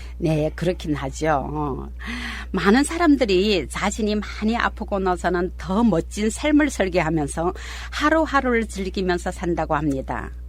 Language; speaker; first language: Korean; native; Korean